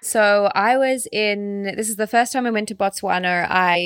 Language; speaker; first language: English; native; English